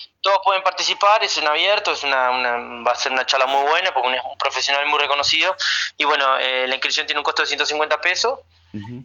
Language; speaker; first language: Spanish; native; Spanish